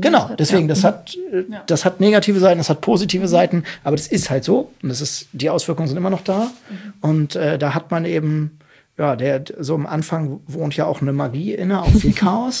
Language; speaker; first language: German; native; German